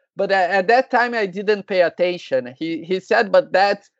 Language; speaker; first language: English; non-native, learner; Portuguese